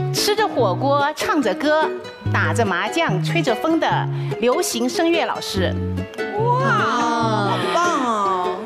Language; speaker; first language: Chinese; native; Chinese